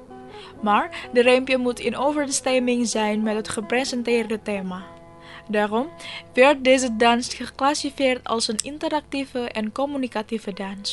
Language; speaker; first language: Dutch; non-native, fluent; Indonesian